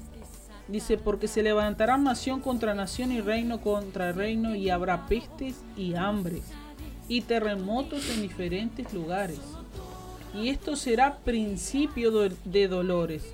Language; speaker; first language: Spanish; native; Spanish